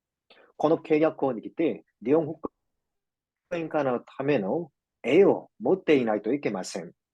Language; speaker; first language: Japanese; non-native, fluent; Korean